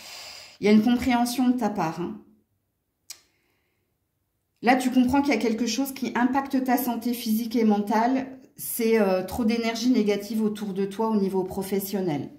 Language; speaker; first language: French; native; French